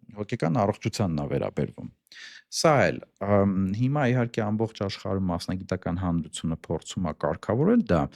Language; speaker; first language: Armenian; native; Armenian